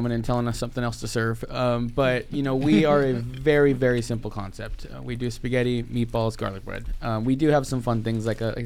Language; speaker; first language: English; native; English